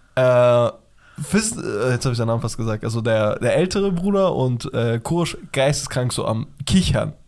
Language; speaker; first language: German; early bilingual, other home language; Persian